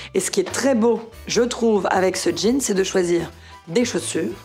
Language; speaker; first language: French; native; French